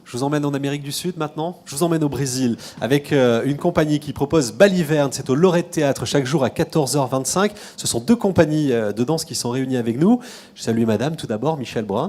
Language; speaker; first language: French; native; French